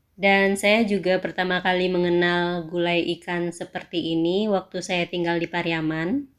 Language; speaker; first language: Indonesian; non-native, local second language; Minangkabau